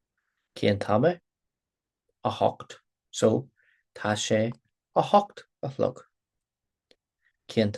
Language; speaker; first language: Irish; non-native, local second language; English